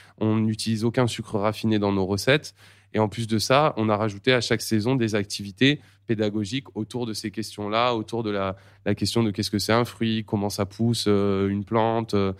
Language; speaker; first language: French; native; French